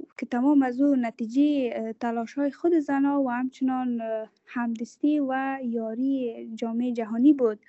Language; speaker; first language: Persian; native; Persian